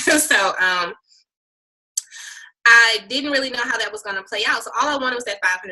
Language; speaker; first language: English; native; English